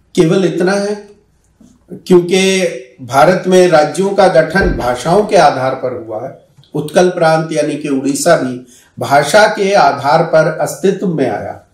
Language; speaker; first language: Hindi; native; Hindi